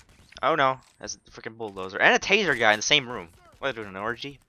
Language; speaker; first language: English; non-native, fluent; Swedish